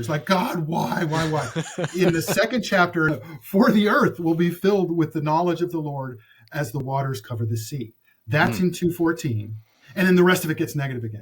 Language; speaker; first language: English; native; English